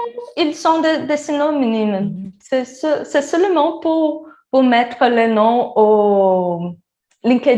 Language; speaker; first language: French; non-native, learner; Portuguese